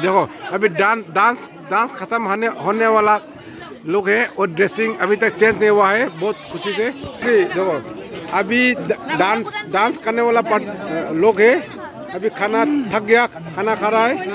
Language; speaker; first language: Hindi; non-native, local second language; Rongmei Naga